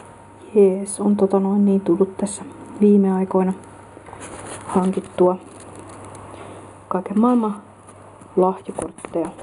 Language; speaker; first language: Finnish; native; Finnish